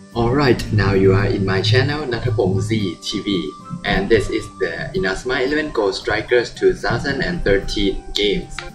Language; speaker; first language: English; non-native, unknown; Thai